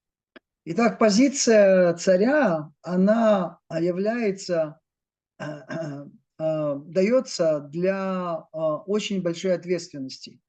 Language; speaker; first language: Russian; native; Russian